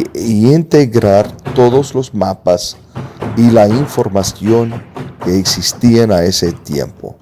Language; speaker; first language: Spanish; non-native, fluent; English